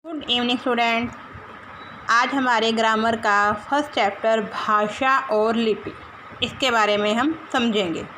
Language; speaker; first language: Hindi; non-native, local second language; Punjabi